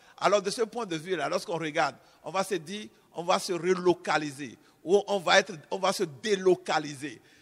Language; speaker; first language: French; non-native, local second language; Fon